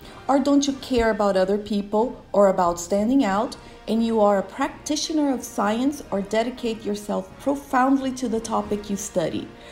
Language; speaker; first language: English; non-native, fluent; Portuguese